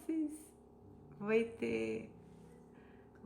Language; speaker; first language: Spanish; non-native, fluent; Portuguese